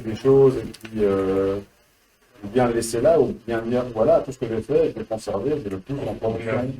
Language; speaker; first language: French; native; French